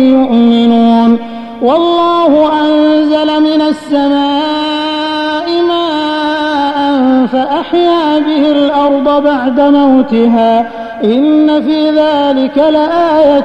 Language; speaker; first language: Arabic; native; Arabic